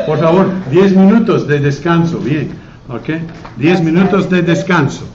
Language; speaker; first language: Spanish; non-native, fluent; English